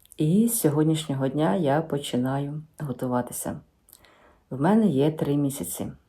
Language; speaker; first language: Ukrainian; native; Ukrainian